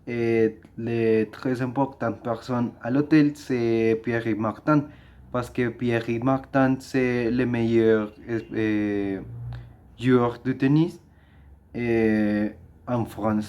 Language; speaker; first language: French; non-native, learner; Spanish